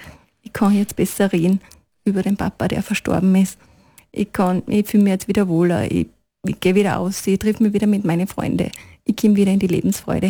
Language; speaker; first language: German; native; German